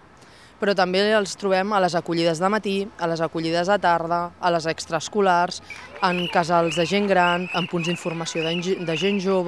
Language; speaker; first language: Catalan; native; Catalan